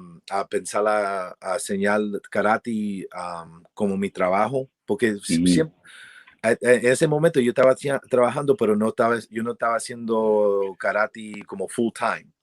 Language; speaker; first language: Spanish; early bilingual, heritage; English